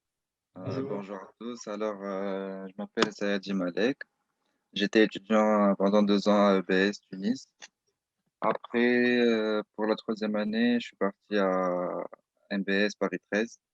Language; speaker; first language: French; non-native, local second language; Arabic